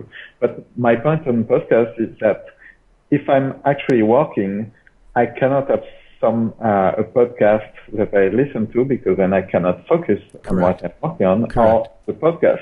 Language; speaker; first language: English; non-native, fluent; French